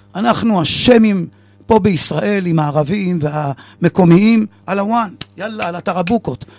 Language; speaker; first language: Hebrew; native; Hebrew